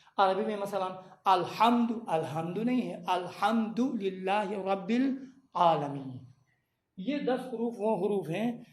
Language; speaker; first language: Urdu; non-native, local second language; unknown